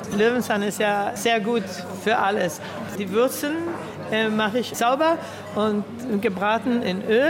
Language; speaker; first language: German; early bilingual, heritage; German